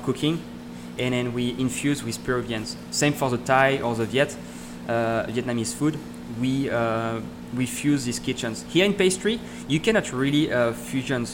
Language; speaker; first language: English; non-native, learner; French